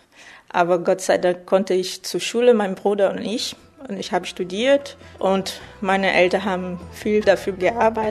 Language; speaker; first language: German; non-native, fluent; Portuguese